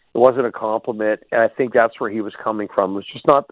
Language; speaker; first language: English; native; English